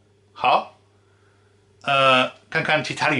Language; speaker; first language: Chinese; non-native, fluent; Dutch